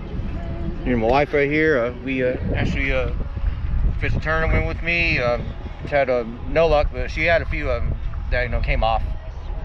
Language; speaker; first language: English; native; English